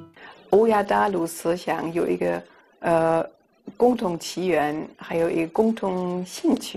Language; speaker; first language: Chinese; non-native, fluent; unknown